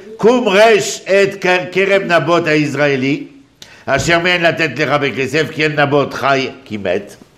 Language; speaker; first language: Hebrew; non-native, fluent; French